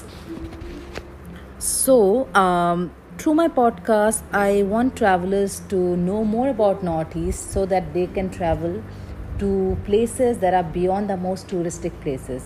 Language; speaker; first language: English; non-native, local second language; Assamese